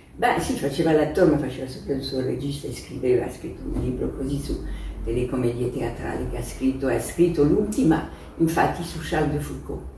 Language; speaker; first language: Italian; non-native, fluent; French